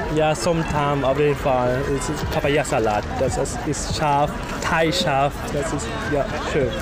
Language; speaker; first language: German; non-native, learner; Thai